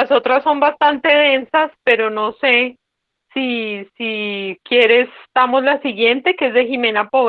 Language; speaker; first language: Spanish; native; Spanish